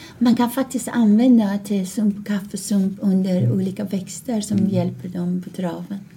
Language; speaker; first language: Swedish; non-native, fluent; Persian